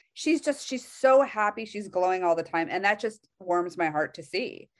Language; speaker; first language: English; native; English